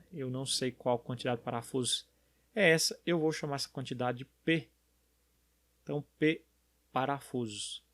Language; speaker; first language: Portuguese; native; Portuguese